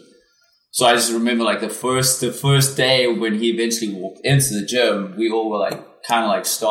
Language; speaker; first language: English; non-native, local second language; Afrikaans